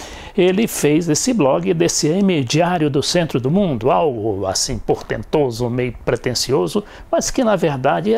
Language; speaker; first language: Portuguese; native; Portuguese